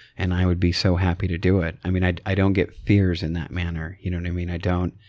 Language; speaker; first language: English; native; English